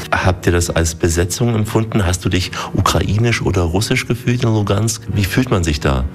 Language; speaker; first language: German; native; German